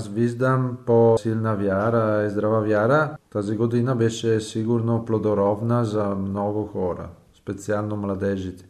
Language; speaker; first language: Bulgarian; non-native, fluent; Italian